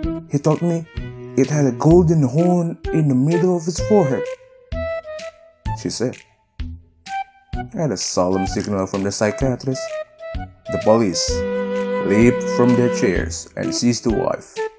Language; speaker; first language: English; non-native, fluent; Indonesian